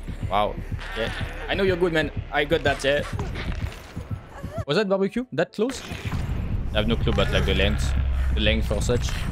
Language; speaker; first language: English; non-native, fluent; French